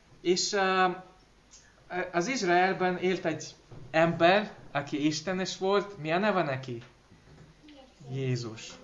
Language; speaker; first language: Hungarian; non-native, learner; Russian